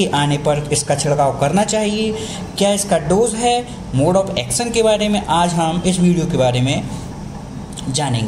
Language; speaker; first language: Hindi; native; Hindi